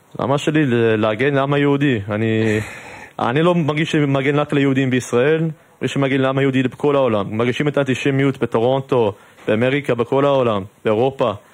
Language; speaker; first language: Hebrew; early bilingual, heritage; English